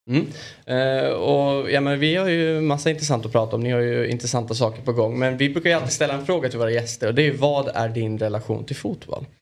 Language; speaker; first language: Swedish; native; Swedish